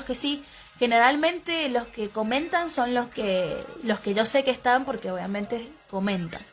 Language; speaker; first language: Spanish; native; Spanish